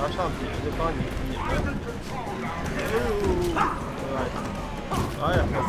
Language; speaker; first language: Chinese; native; Chinese